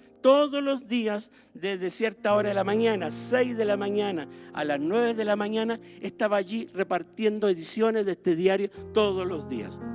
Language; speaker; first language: Spanish; native; Spanish